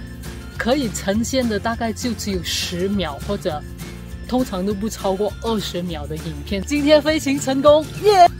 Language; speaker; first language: Chinese; native; Chinese